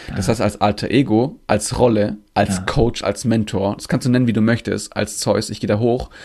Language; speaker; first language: German; non-native, local second language; Greek